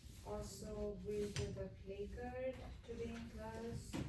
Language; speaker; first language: English; non-native, fluent; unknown